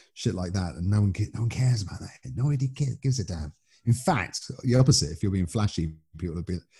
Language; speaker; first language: English; native; English